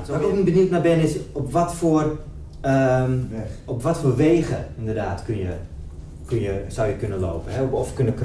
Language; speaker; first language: Dutch; native; Dutch